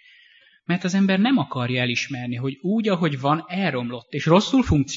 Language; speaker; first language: Hungarian; native; Hungarian